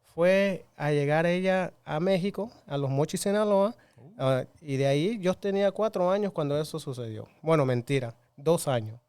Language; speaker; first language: Spanish; early bilingual, other home language; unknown